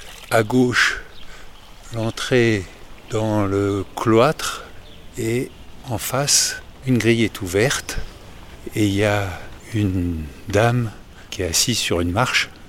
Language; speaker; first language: French; native; French